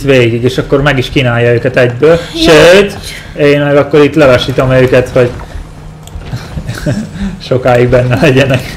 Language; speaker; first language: Hungarian; native; Hungarian